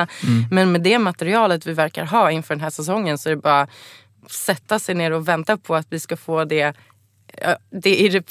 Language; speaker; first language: Swedish; native; Swedish